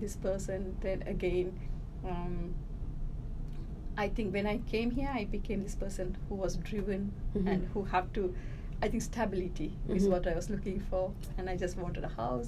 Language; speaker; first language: English; early bilingual, other home language; Tamil